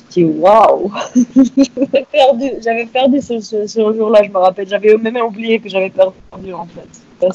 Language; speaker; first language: French; non-native, local second language; Arabic